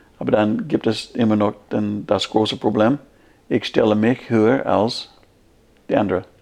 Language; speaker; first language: German; non-native, fluent; English